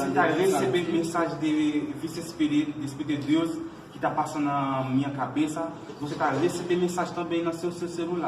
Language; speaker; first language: Portuguese; non-native, learner; Haitian Creole